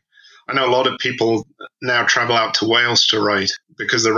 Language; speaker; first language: English; native; English